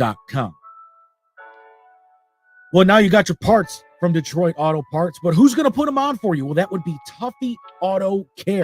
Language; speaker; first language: English; native; English